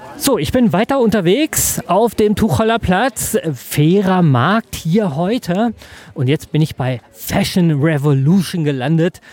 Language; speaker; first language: German; native; German